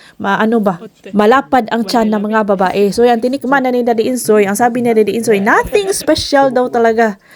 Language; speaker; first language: Filipino; non-native, local second language; Cebuano